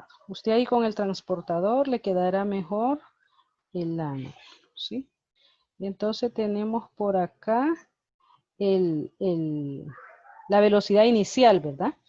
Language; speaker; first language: Spanish; native; Spanish